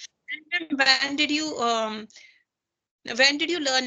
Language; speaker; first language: English; non-native, learner; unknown